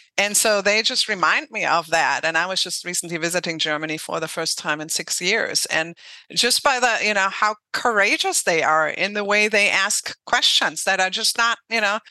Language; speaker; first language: English; non-native, fluent; German